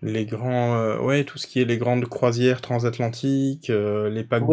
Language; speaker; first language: French; native; French